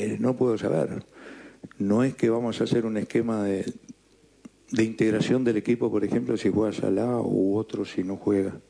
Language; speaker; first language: Spanish; native; Spanish